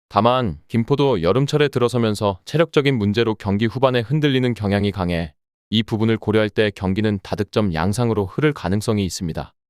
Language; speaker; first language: Korean; native; Korean